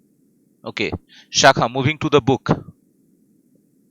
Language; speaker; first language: English; non-native, fluent; Hindi